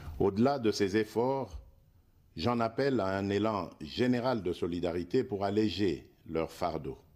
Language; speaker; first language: French; non-native, local second language; Luba-Lulua